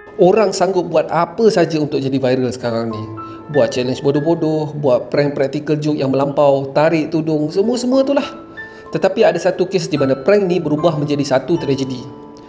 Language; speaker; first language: Malay; native; Malay